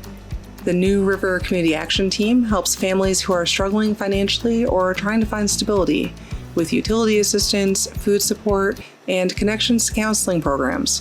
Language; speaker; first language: English; native; English